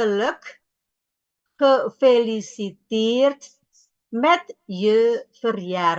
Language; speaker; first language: Dutch; non-native, fluent; Indonesian